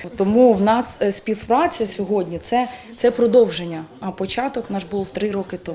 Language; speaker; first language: Ukrainian; non-native, local second language; Russian